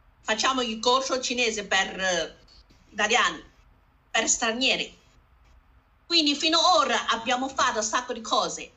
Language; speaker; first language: Italian; non-native, learner; Chinese